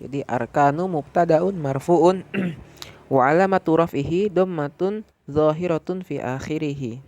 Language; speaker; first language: Arabic; non-native, fluent; Indonesian